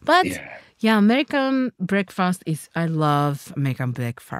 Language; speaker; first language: English; non-native, learner; Japanese